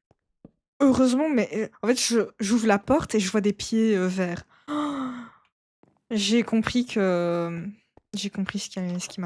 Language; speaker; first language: French; native; French